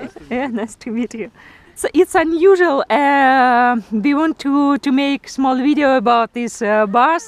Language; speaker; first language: English; non-native, learner; Russian